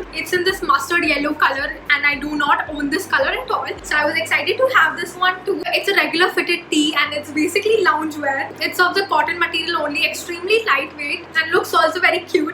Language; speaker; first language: English; non-native, local second language; Hindi